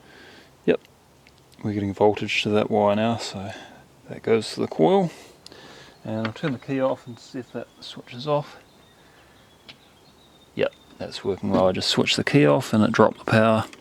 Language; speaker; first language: English; native; English